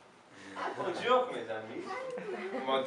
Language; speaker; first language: French; non-native, learner; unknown